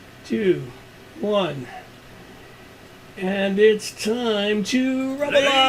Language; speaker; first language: English; native; English